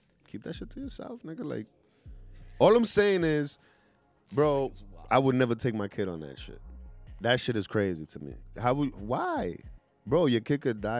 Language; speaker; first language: English; early bilingual, other home language; Spanish